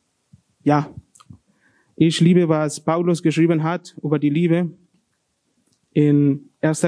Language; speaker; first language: German; non-native, learner; Spanish